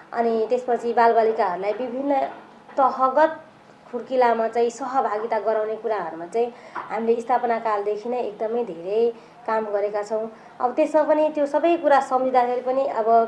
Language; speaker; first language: Nepali; native; Nepali